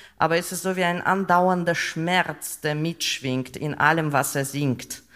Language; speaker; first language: German; non-native, fluent; Russian